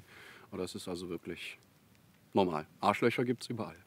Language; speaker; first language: German; native; German